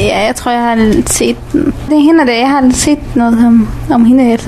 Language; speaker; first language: Danish; early bilingual, other home language; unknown